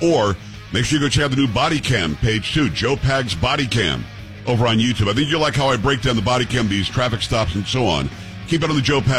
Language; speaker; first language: English; native; English